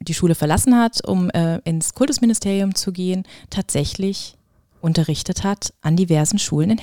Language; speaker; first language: German; native; German